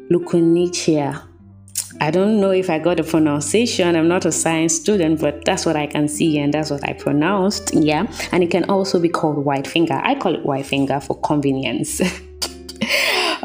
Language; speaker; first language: English; non-native, local second language; Yoruba